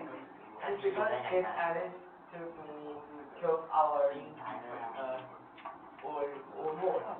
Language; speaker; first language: English; non-native, learner; Chinese